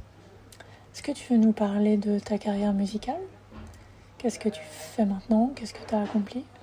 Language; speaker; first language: French; native; French